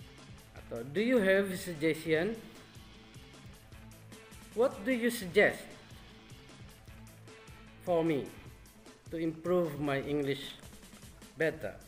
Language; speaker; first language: English; non-native, fluent; Indonesian